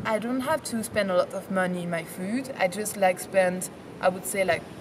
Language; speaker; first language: English; non-native, fluent; French